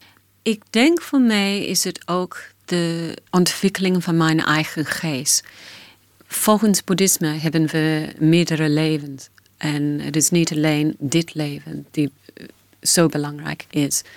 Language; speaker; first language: Dutch; non-native, fluent; English